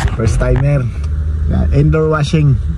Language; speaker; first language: English; non-native, local second language; Filipino